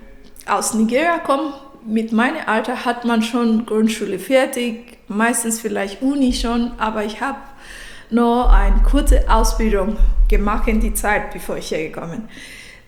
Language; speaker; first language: German; non-native, fluent; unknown